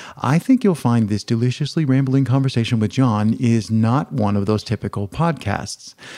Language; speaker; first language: English; native; English